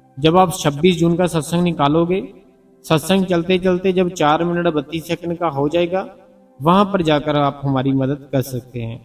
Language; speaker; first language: Hindi; non-native, local second language; Punjabi